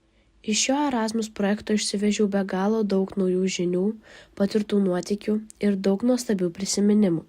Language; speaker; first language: Lithuanian; native; Lithuanian